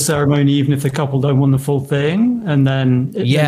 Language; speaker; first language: English; native; English